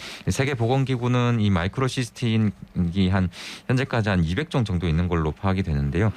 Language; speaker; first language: Korean; native; Korean